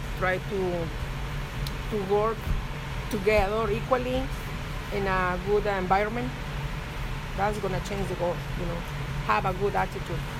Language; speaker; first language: English; non-native, learner; Spanish